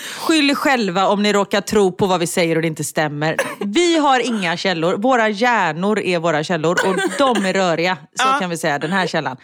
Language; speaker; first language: Swedish; native; Swedish